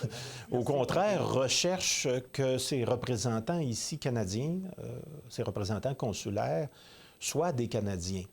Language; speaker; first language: French; native; French